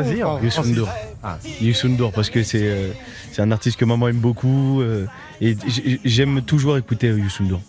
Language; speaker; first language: French; native; French